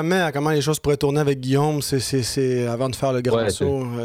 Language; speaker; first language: French; native; French